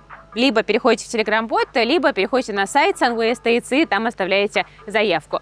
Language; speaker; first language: Russian; native; Russian